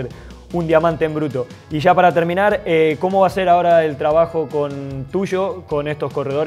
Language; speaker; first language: Spanish; native; Spanish